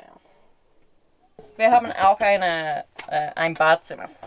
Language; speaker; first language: German; non-native, fluent; English